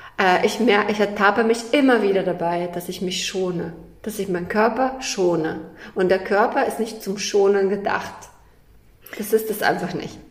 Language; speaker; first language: German; early bilingual, other home language; Russian